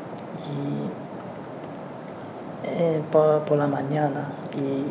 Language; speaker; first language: Spanish; non-native, learner; Chinese